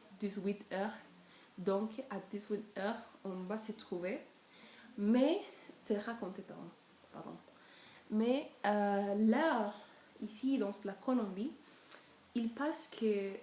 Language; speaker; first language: French; non-native, learner; Spanish